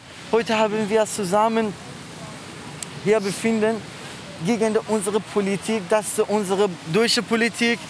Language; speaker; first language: German; non-native, learner; Persian